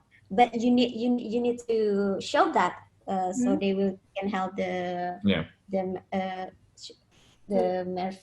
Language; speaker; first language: English; non-native, fluent; Indonesian